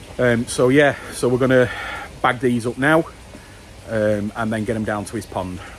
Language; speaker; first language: English; native; English